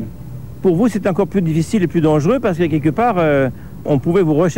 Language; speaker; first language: French; native; French